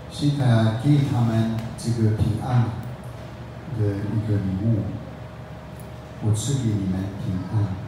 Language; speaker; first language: Chinese; non-native, fluent; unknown